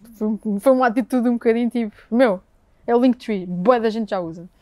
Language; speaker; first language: Portuguese; native; Portuguese